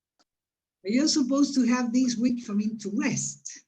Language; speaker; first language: English; non-native, fluent; Spanish